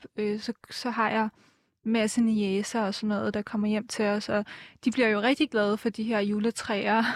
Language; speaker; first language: Danish; early bilingual, other home language; Persian